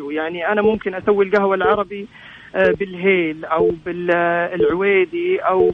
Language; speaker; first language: Arabic; native; Arabic